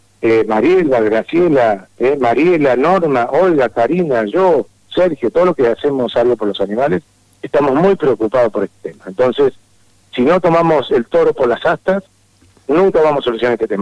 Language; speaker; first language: Spanish; native; Spanish